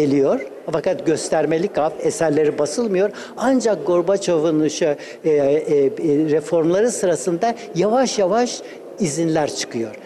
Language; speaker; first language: Turkish; early bilingual, other home language; Uzbek